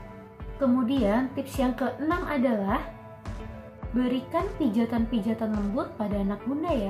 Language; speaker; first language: Indonesian; native; Indonesian